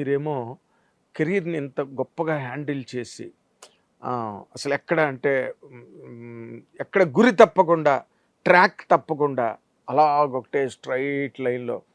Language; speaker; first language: Telugu; native; Telugu